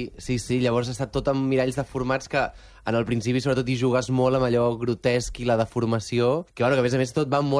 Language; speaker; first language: Catalan; native; Catalan